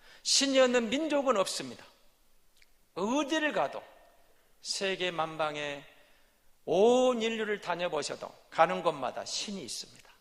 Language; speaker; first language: Korean; native; Korean